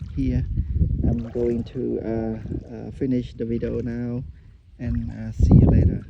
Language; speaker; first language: English; non-native, fluent; Khmer